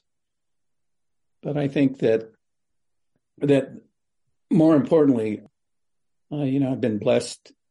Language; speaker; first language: English; native; English